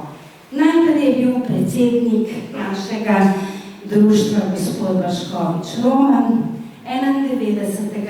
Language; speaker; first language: Slovenian; native; Slovenian